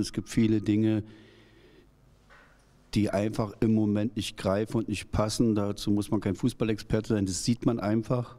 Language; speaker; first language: German; native; German